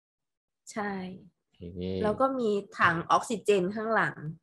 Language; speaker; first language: Thai; native; Thai